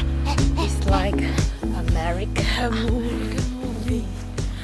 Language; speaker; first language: English; non-native, learner; Chinese